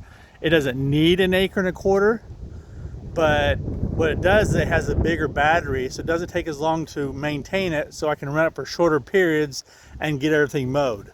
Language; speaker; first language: English; native; English